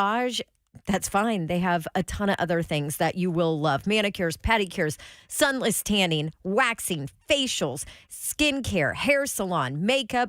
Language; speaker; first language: English; native; English